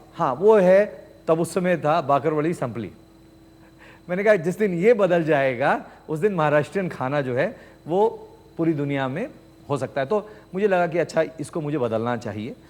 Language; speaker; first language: Hindi; native; Hindi